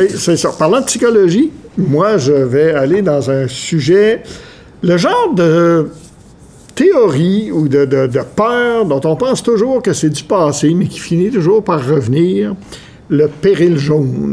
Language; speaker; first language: French; native; French